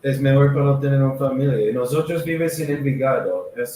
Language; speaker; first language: Spanish; non-native, learner; English